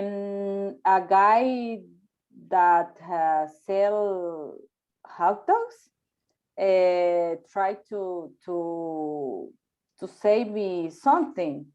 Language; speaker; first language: English; non-native, learner; Spanish